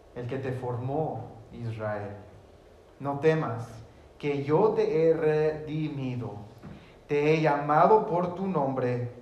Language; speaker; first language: Spanish; early bilingual, heritage; Spanish